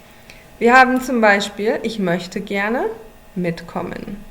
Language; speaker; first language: German; non-native, fluent; English